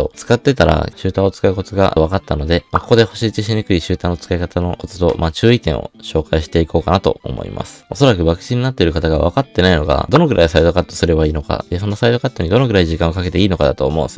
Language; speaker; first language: Japanese; native; Japanese